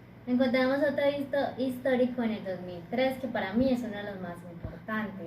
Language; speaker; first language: Spanish; native; Spanish